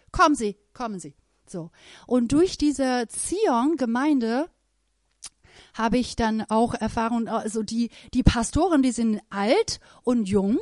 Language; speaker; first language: German; non-native, fluent; Persian